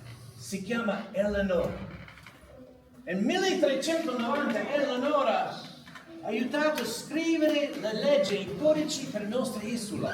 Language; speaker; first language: Italian; non-native, learner; English